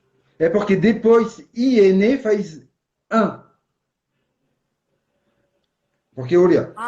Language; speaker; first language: Portuguese; non-native, fluent; French